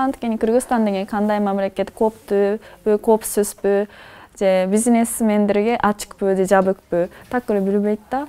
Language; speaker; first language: Kyrgyz; non-native, fluent; Japanese